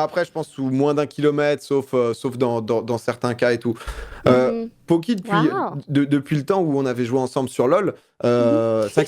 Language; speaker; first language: French; native; French